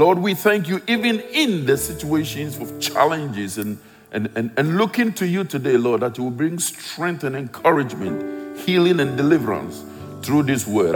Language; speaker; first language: English; non-native, local second language; Akan